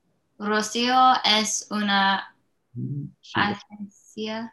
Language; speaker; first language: Spanish; non-native, learner; English